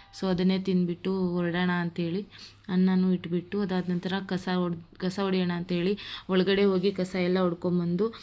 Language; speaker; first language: Kannada; non-native, local second language; Lambadi